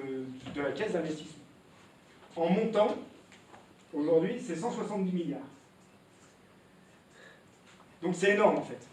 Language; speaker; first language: French; native; French